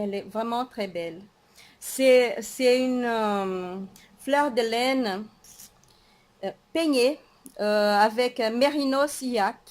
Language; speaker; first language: French; non-native, fluent; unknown